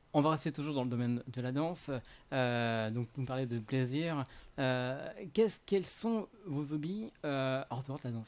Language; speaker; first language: French; native; French